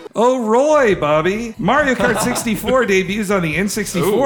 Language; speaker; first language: English; native; English